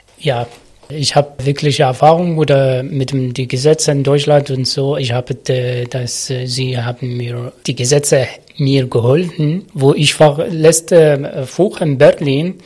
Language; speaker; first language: German; non-native, learner; Arabic